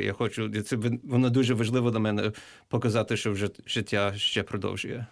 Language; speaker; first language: Ukrainian; early bilingual, heritage; English